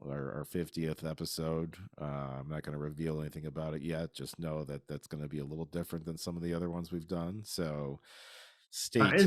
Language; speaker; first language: English; native; English